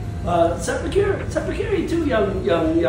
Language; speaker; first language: Indonesian; non-native, fluent; English